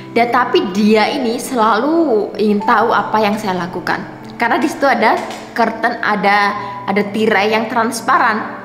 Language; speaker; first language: Indonesian; native; Indonesian